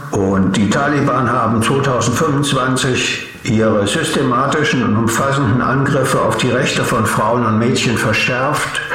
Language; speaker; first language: German; native; German